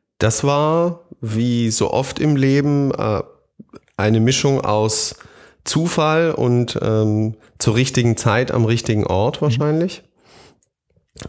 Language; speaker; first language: German; native; German